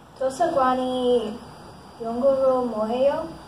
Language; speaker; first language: Korean; non-native, learner; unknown